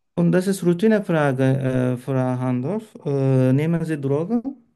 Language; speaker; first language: German; non-native, learner; Turkish